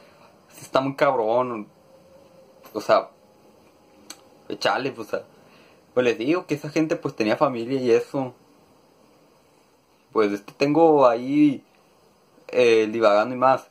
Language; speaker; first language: Spanish; native; Spanish